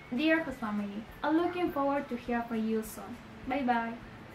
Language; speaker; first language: English; non-native, learner; Spanish